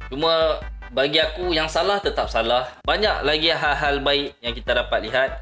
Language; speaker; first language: Malay; native; Malay